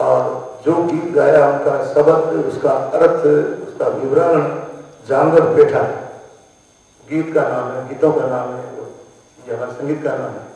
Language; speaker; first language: Hindi; native; Hindi